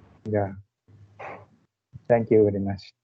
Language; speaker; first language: English; non-native, learner; Thai